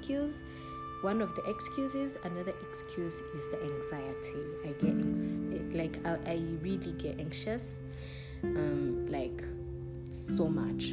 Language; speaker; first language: English; non-native, local second language; Kinyarwanda